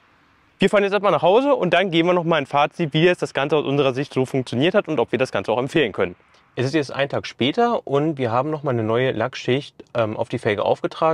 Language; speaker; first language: German; native; German